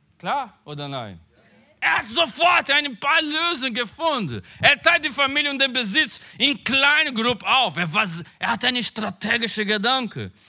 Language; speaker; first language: German; non-native, learner; Portuguese